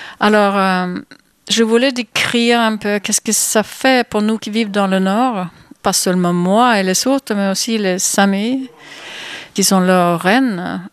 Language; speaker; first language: French; non-native, fluent; Swedish